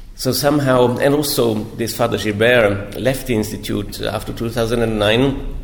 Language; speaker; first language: English; non-native, fluent; German